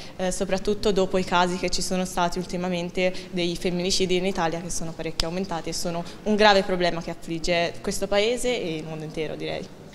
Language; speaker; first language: Italian; native; Italian